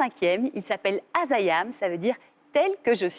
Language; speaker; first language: French; native; French